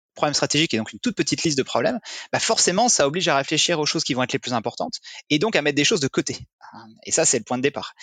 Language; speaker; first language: French; native; French